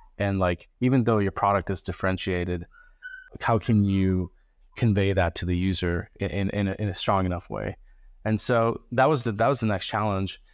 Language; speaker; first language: English; early bilingual, other home language; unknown